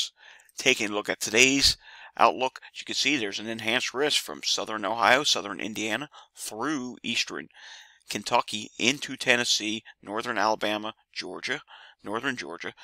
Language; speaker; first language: English; native; English